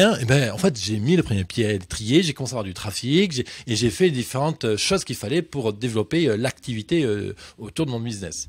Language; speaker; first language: French; native; French